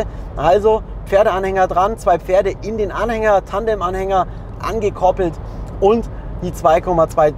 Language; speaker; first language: German; native; German